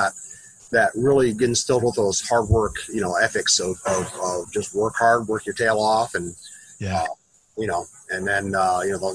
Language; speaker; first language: English; native; English